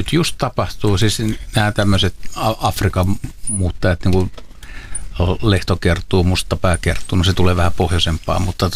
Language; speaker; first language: Finnish; native; Finnish